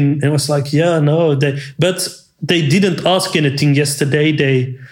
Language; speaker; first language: English; non-native, fluent; Dutch